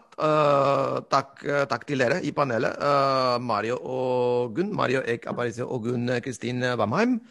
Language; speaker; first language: Norwegian; non-native, fluent; Spanish